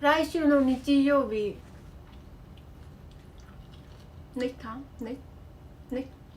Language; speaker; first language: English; non-native, learner; Vietnamese